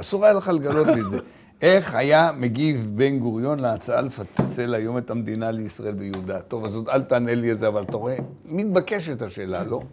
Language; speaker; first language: Hebrew; native; Hebrew